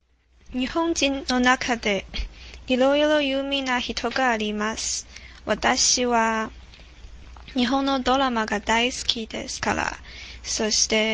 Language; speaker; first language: Japanese; non-native, learner; English